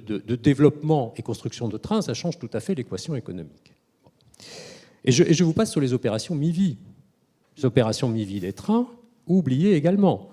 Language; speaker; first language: French; native; French